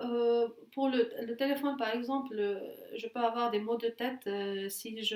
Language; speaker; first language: French; non-native, fluent; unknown